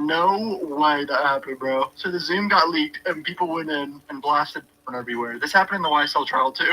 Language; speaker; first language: English; native; English